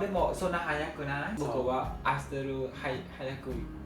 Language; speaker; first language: Japanese; non-native, learner; Vietnamese